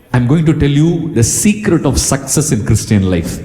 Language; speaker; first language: English; non-native, local second language; Tamil